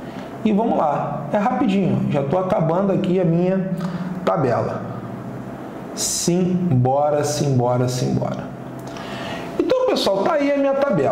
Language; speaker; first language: Portuguese; native; Portuguese